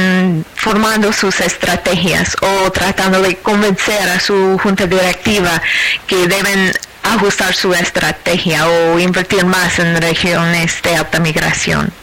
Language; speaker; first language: Spanish; non-native, fluent; English